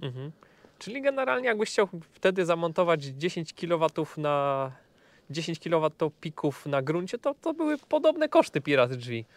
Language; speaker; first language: Polish; native; Polish